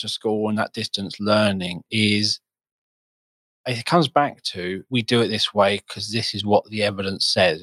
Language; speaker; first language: English; native; English